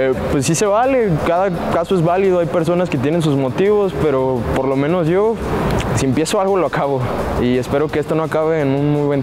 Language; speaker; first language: Spanish; native; Spanish